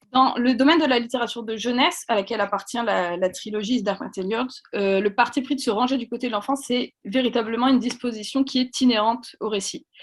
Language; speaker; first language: French; native; French